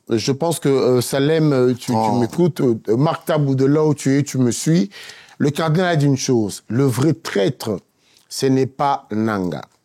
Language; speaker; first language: French; non-native, local second language; Lingala